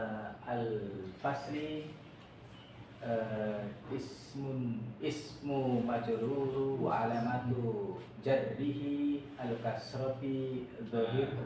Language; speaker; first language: Arabic; non-native, learner; Indonesian